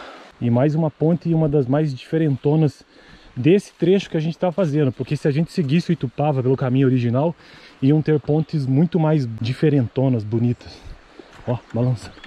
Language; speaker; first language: Portuguese; native; Portuguese